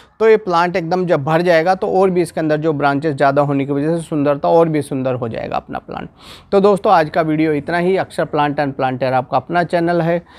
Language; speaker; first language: Hindi; non-native, local second language; Gujarati